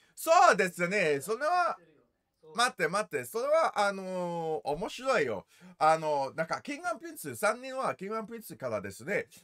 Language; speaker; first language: Japanese; non-native, learner; English